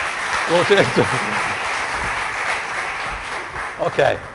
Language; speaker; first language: Spanish; non-native, learner; English